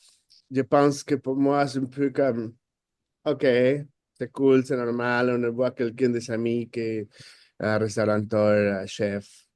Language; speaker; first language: French; non-native, fluent; Spanish